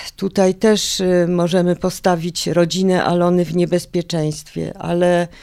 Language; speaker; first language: Polish; native; Polish